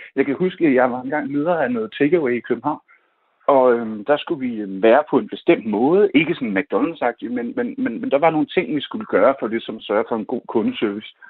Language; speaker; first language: Danish; native; Danish